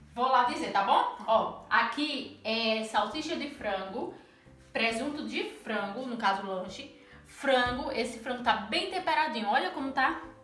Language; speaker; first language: Portuguese; native; Portuguese